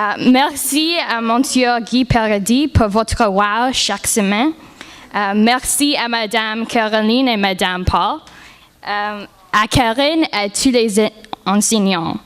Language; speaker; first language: French; non-native, learner; English